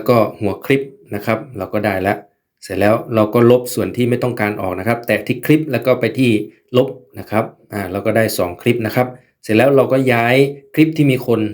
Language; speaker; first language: Thai; native; Thai